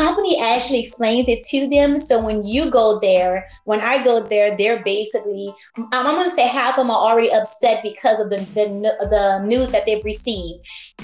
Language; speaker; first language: English; native; English